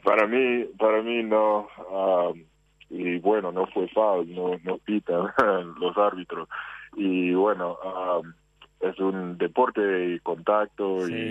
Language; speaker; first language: Spanish; non-native, fluent; English